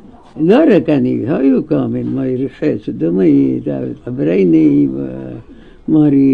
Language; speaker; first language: Hebrew; non-native, fluent; Arabic